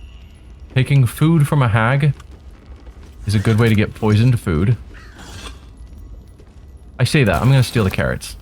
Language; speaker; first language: English; native; English